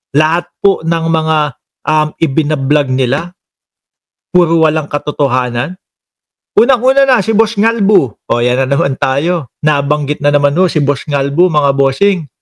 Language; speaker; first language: Filipino; non-native, local second language; Cebuano